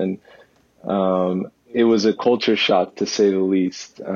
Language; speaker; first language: English; early bilingual, other home language; Spanish